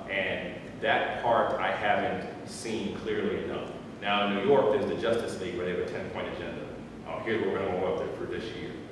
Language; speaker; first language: English; native; English